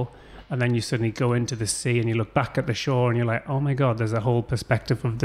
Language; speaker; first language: English; native; English